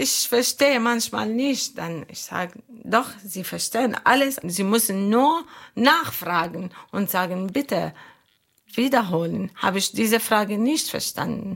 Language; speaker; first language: German; non-native, learner; Arabic